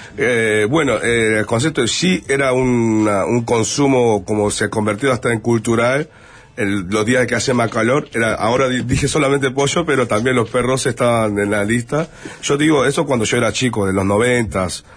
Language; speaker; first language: Spanish; non-native, fluent; Korean